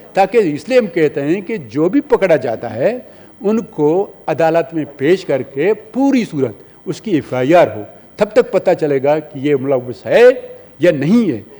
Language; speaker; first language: Urdu; non-native, local second language; Baluchi